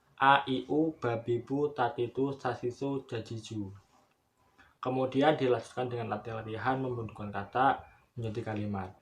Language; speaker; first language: Indonesian; native; Indonesian